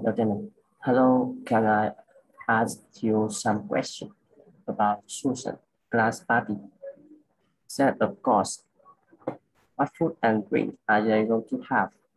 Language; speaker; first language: English; non-native, learner; Vietnamese